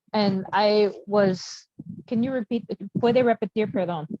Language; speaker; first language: Spanish; non-native, learner; English